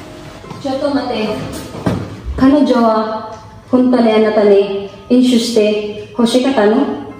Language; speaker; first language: Japanese; non-native, learner; Filipino